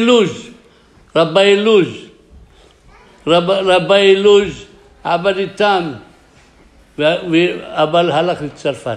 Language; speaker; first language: Hebrew; non-native, fluent; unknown